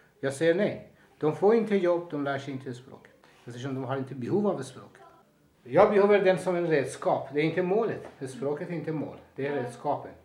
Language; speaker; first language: Swedish; non-native, fluent; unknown